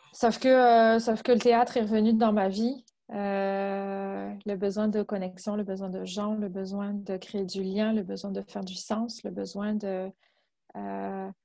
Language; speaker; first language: French; native; French